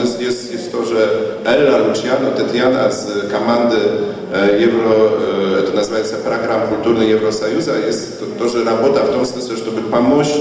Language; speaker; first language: Polish; non-native, learner; Russian